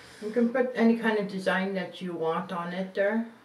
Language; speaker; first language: English; native; English